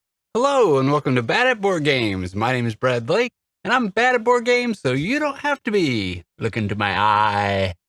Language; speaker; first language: English; native; English